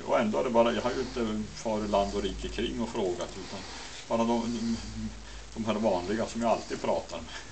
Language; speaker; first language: Swedish; native; Swedish